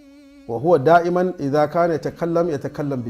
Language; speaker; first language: Arabic; non-native, fluent; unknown